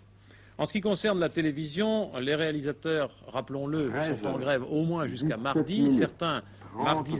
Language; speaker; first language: French; native; French